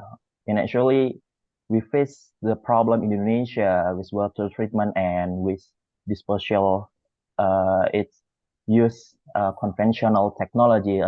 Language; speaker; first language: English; non-native, learner; Indonesian